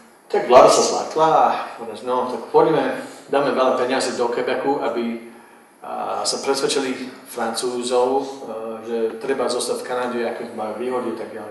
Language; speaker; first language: Slovak; non-native, fluent; English